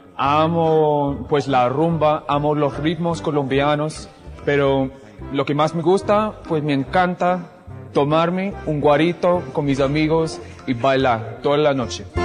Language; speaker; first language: Spanish; non-native, fluent; English